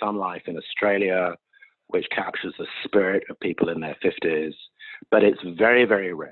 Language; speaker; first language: English; native; English